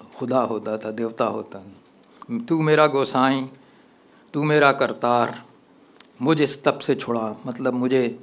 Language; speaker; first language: Hindi; native; Hindi